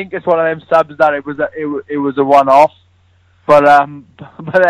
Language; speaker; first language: English; native; English